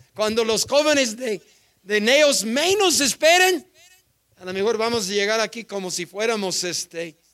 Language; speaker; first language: Spanish; non-native, fluent; English